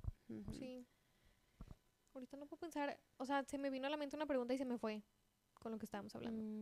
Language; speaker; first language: Spanish; native; Spanish